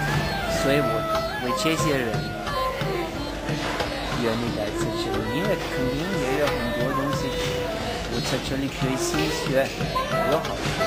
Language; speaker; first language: Chinese; non-native, fluent; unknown